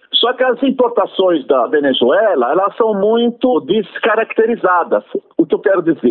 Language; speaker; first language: Portuguese; native; Portuguese